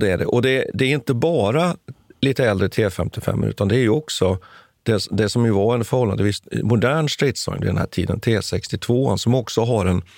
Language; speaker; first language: Swedish; native; Swedish